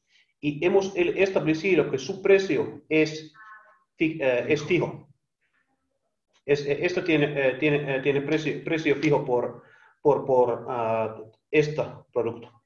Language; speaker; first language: Spanish; non-native, learner; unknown